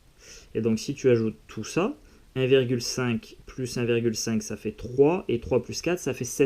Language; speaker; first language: French; native; French